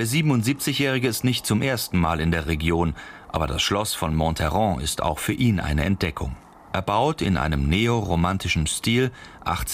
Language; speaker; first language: German; native; German